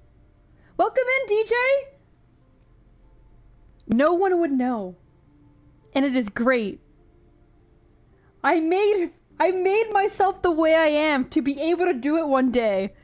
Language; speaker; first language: English; native; English